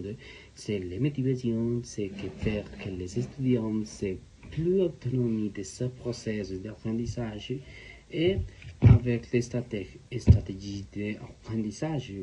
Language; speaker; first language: French; non-native, learner; Spanish